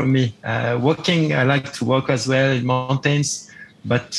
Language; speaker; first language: English; non-native, fluent; French